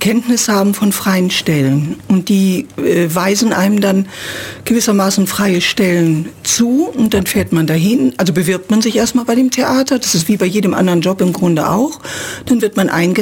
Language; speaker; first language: German; native; German